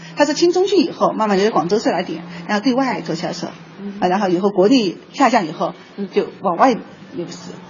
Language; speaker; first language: Chinese; native; Chinese